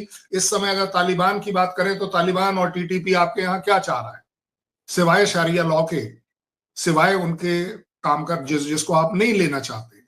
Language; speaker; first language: Hindi; native; Hindi